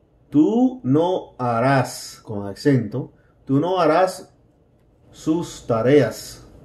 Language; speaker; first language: Spanish; non-native, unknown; English